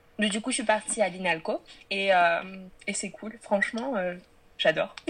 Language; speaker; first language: French; early bilingual, other home language; Polish